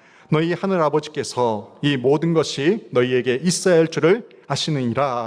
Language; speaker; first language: Korean; native; Korean